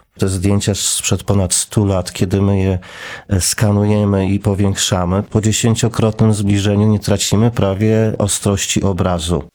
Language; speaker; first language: Polish; native; Polish